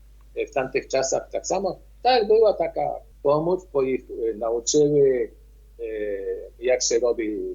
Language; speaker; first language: Polish; early bilingual, heritage; Polish